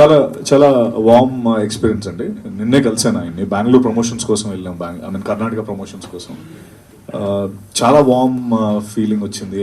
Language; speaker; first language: Telugu; native; Telugu